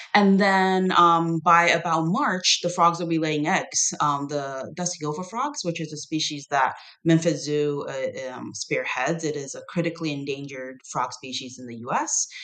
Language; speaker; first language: English; non-native, fluent; Chinese